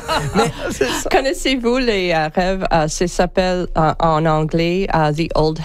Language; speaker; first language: French; non-native, learner; English